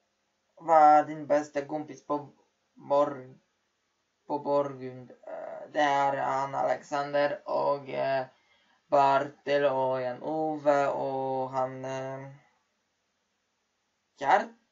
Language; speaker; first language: Norwegian; early bilingual, other home language; Polish